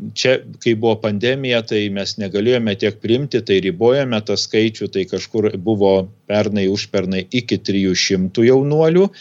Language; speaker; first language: Lithuanian; native; Lithuanian